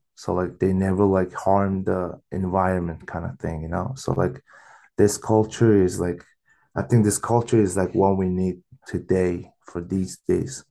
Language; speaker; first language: English; non-native, fluent; Mongolian